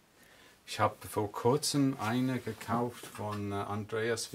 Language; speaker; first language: German; non-native, fluent; English